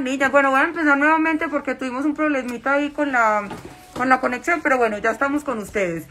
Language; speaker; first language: Spanish; native; Spanish